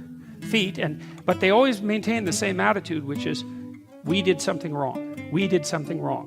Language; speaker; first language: English; native; English